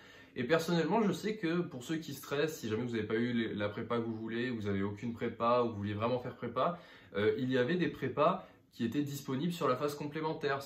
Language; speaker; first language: French; native; French